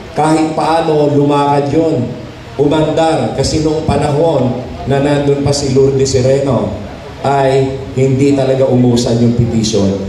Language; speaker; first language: Filipino; non-native, local second language; Hiligaynon